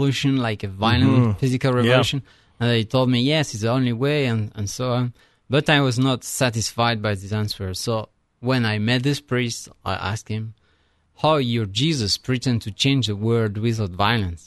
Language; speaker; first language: English; non-native, fluent; French